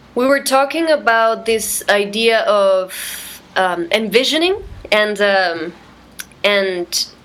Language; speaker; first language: English; non-native, fluent; Spanish